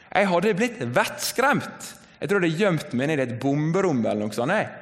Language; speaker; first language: Norwegian; native; Norwegian